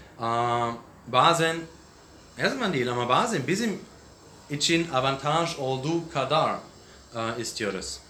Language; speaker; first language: Turkish; non-native, learner; English